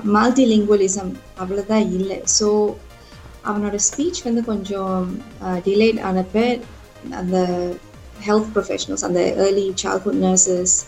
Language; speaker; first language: Tamil; native; Tamil